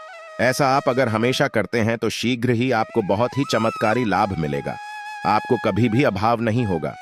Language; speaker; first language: Hindi; native; Hindi